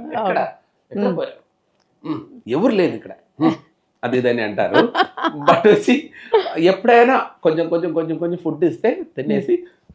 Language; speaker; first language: Telugu; non-native, local second language; Tamil